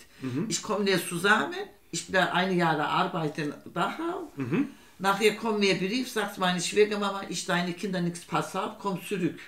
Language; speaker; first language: German; non-native, learner; Turkish